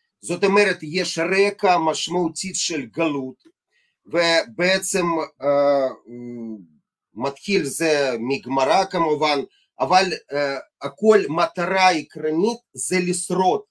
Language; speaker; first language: Hebrew; non-native, fluent; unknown